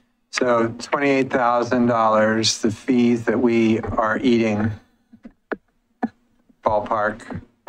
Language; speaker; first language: English; native; English